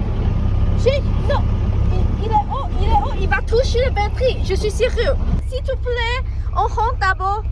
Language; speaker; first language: French; non-native, learner; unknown